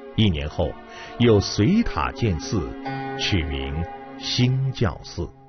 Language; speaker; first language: Chinese; native; Chinese